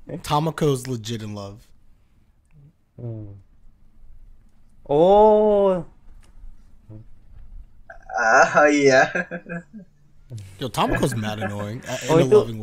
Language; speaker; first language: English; non-native, fluent; Indonesian